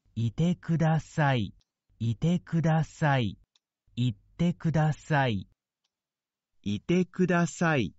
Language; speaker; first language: Japanese; non-native, learner; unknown